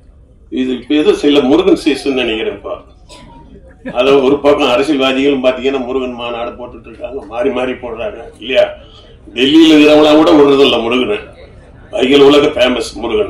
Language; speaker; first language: Tamil; native; Tamil